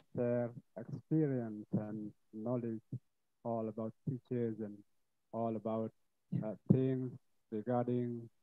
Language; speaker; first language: English; non-native, fluent; Indonesian